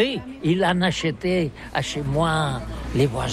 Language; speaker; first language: French; non-native, local second language; Catalan